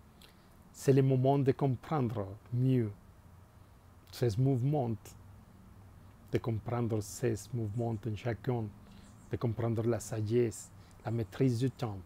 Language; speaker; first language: French; non-native, fluent; Spanish